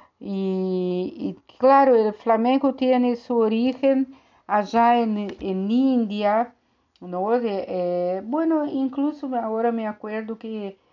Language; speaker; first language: Spanish; non-native, fluent; Portuguese